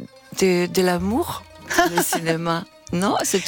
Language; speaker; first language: French; non-native, fluent; Italian